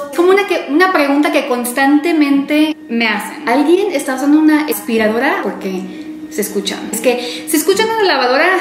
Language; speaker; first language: Spanish; early bilingual, heritage; English